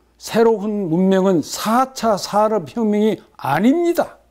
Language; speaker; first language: Korean; native; Korean